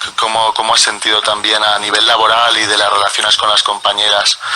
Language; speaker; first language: Spanish; non-native, local second language; Catalan